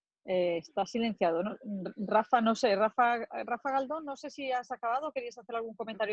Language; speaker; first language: Spanish; native; Spanish